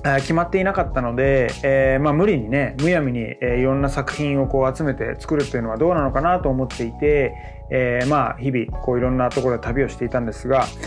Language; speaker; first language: Japanese; early bilingual, other home language; French